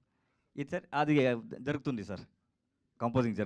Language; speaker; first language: Telugu; non-native, learner; Kannada